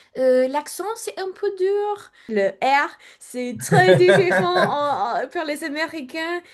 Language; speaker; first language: French; non-native, learner; English